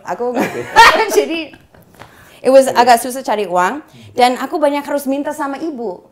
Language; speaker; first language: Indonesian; non-native, fluent; English